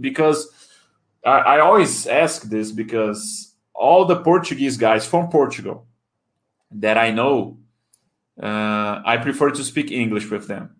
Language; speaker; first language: English; non-native, fluent; Portuguese